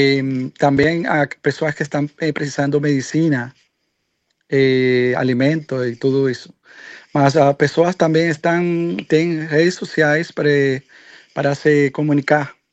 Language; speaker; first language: Portuguese; non-native, learner; Spanish